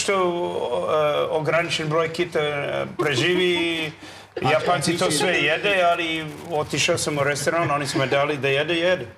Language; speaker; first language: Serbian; non-native, learner; English